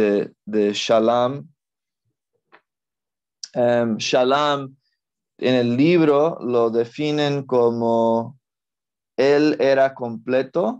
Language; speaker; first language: Spanish; non-native, fluent; English